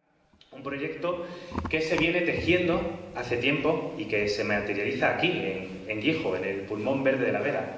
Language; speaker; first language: Spanish; native; Spanish